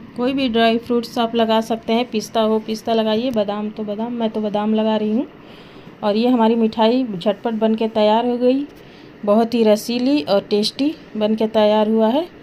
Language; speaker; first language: Hindi; native; Hindi